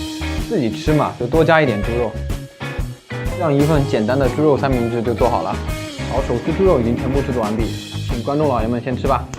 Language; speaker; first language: Chinese; native; Chinese